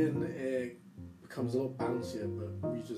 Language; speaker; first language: English; native; English